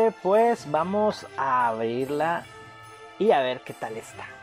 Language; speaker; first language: Spanish; native; Spanish